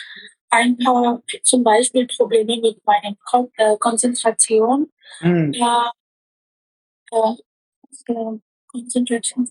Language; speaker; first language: German; non-native, learner; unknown